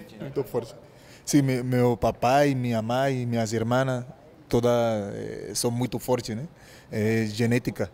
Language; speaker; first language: Portuguese; non-native, learner; Spanish